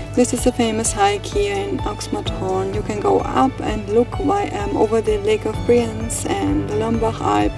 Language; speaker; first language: English; non-native, learner; German